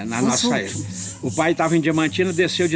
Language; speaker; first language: Portuguese; native; Portuguese